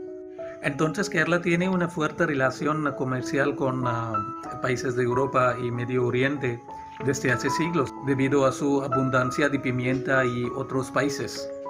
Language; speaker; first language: Spanish; non-native, learner; Malayalam